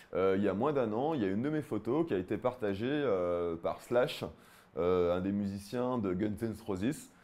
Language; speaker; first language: French; native; French